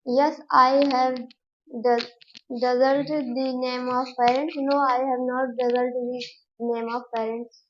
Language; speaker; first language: English; non-native, learner; Hindi